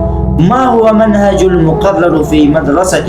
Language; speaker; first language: Arabic; non-native, learner; Urdu